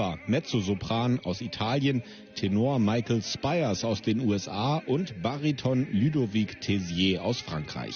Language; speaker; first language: German; native; German